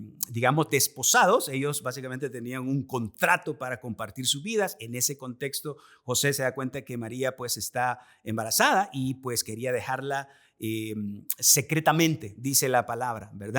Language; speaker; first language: Spanish; native; Spanish